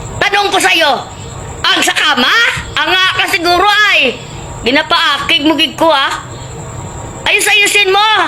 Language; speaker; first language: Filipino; non-native, local second language; Hiligaynon